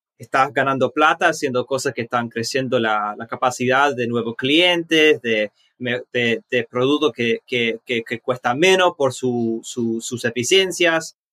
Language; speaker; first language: Spanish; early bilingual, heritage; Spanish